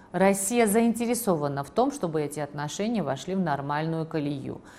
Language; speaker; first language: Russian; non-native, local second language; Georgian